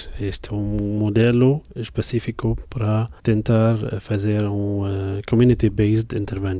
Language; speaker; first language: Portuguese; non-native, fluent; Arabic